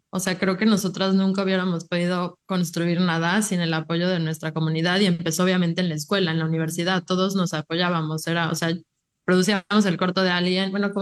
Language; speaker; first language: Spanish; native; Spanish